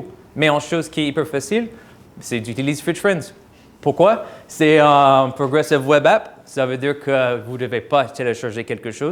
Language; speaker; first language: French; non-native, fluent; English